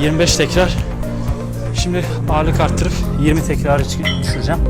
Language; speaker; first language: Turkish; native; Turkish